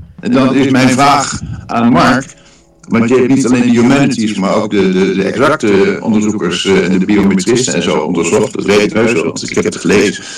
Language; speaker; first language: Dutch; native; Dutch